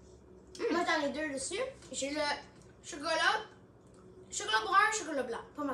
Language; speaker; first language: French; non-native, local second language; English